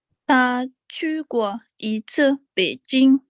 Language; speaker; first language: Chinese; non-native, learner; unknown